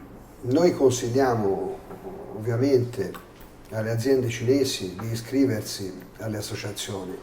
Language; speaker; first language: Italian; native; Italian